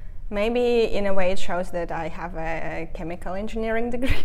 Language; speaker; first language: English; non-native, fluent; Russian